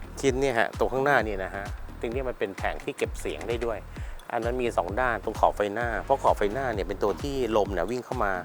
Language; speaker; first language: Thai; native; Thai